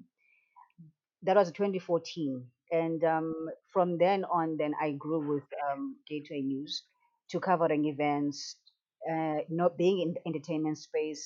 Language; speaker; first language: English; non-native, local second language; Xhosa